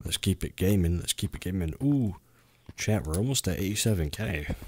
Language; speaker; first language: English; native; English